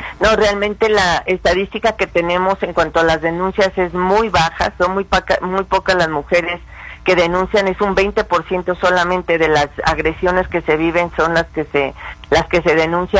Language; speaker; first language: Spanish; native; Spanish